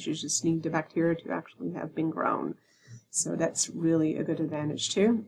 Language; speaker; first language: English; native; English